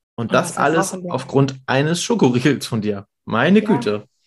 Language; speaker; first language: German; native; German